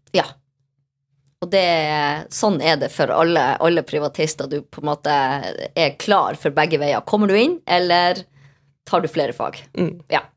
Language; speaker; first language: Norwegian; native; Norwegian